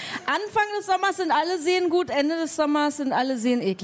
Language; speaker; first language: German; native; German